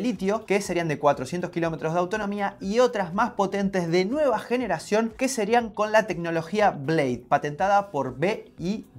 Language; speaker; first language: Spanish; native; Spanish